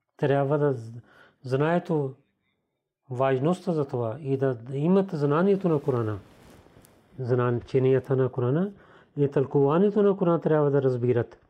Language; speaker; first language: Bulgarian; non-native, learner; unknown